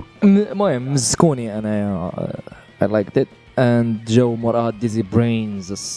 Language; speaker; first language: Arabic; native; Arabic